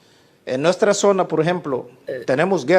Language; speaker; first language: Spanish; non-native, learner; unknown